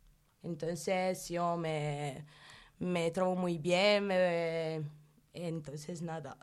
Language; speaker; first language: Spanish; non-native, learner; Italian